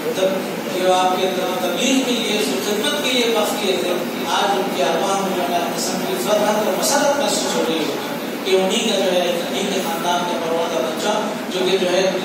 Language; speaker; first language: Urdu; native; Urdu